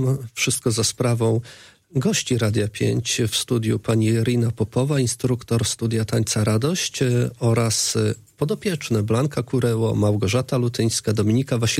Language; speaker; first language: Polish; native; Polish